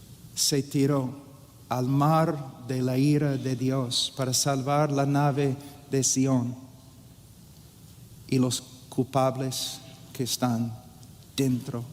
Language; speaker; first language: Spanish; non-native, fluent; English